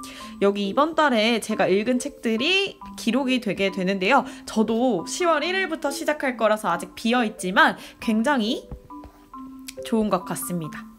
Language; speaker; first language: Korean; native; Korean